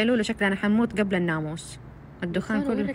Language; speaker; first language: Arabic; native; Arabic